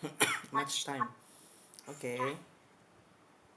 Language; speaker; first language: English; non-native, fluent; Indonesian